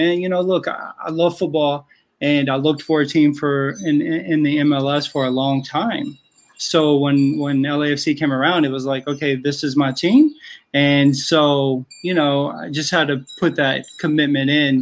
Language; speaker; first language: English; native; English